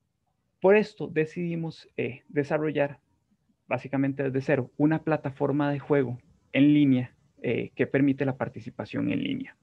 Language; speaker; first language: Spanish; native; Spanish